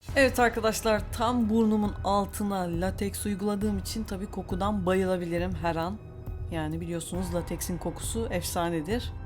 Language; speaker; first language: Turkish; native; Turkish